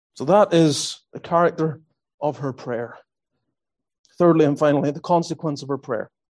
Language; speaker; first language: English; native; English